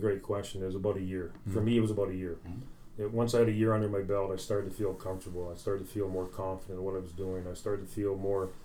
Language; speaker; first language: English; native; English